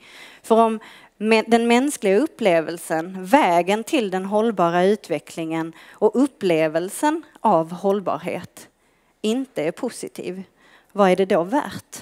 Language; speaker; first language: Swedish; native; Swedish